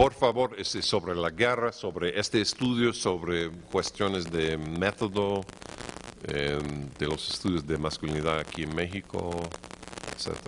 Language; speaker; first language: Spanish; non-native, fluent; English